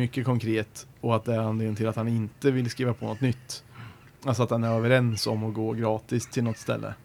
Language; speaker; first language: Swedish; native; Swedish